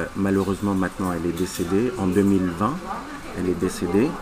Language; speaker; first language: French; non-native, local second language; Arabic